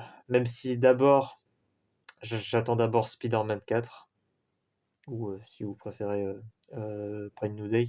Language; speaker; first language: French; native; French